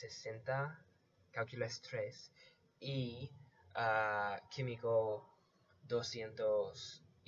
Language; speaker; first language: Spanish; non-native, learner; English